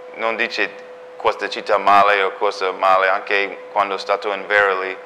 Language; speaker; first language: Italian; non-native, learner; English